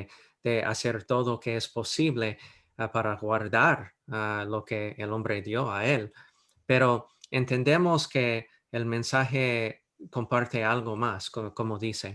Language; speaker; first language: Spanish; non-native, fluent; English